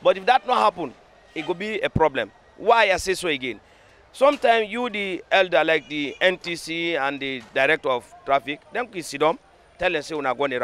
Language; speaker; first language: English; non-native, local second language; Krio